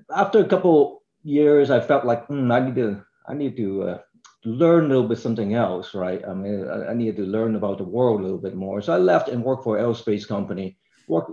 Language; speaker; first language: English; non-native, local second language; Cantonese